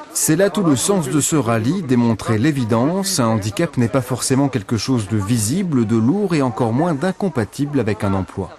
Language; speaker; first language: French; native; French